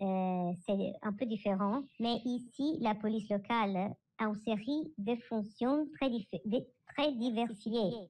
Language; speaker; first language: French; non-native, learner; Italian